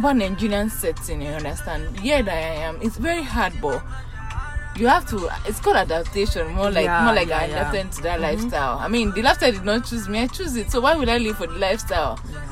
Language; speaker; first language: English; non-native, local second language; Yoruba